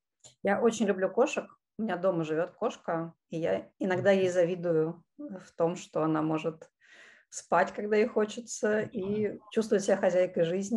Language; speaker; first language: Russian; native; Russian